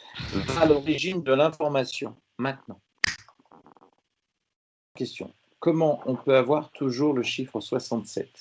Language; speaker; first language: French; native; French